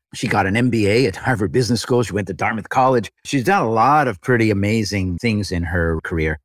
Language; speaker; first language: English; native; English